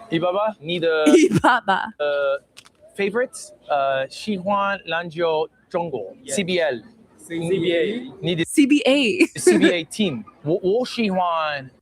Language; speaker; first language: Chinese; non-native, learner; English